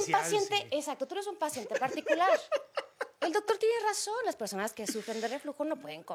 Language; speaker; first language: Spanish; native; Spanish